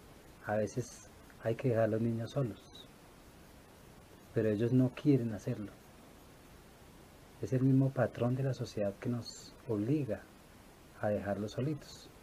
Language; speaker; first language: Spanish; native; Spanish